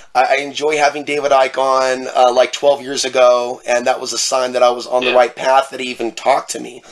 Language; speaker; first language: English; native; English